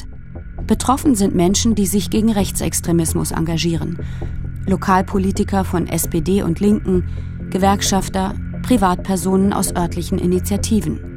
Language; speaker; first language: German; native; German